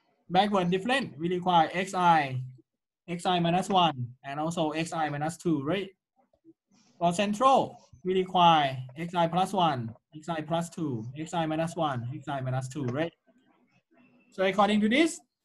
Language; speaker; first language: English; non-native, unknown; Thai